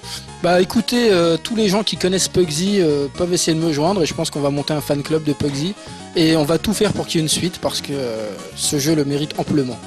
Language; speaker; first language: French; native; French